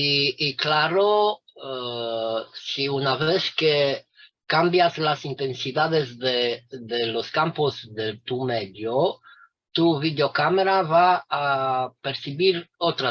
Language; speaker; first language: Spanish; non-native, fluent; Romanian